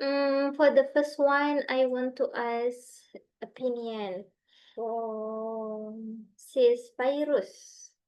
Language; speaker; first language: English; non-native, fluent; Indonesian